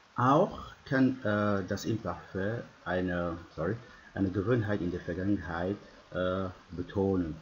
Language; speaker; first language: German; non-native, fluent; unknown